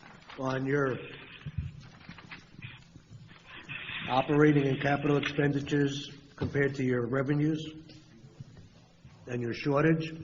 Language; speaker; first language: English; native; English